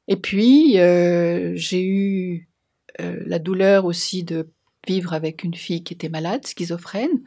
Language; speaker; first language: French; native; French